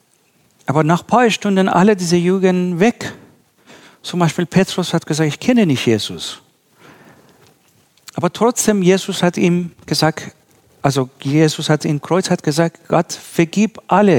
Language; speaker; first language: German; non-native, learner; Persian